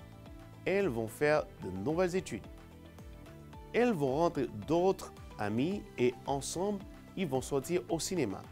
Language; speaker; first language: French; non-native, fluent; Spanish